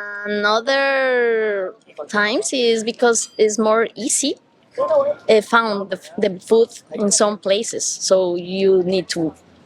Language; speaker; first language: English; non-native, learner; Spanish